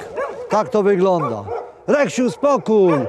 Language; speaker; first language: Polish; native; Polish